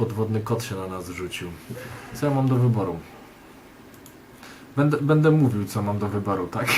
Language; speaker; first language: Polish; native; Polish